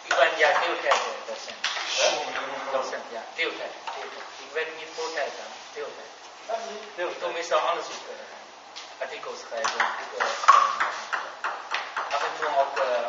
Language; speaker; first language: Dutch; non-native, learner; Chinese